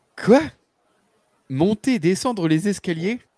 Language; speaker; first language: French; native; French